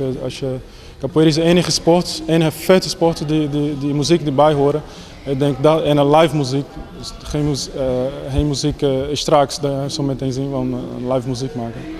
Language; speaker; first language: Dutch; non-native, fluent; Portuguese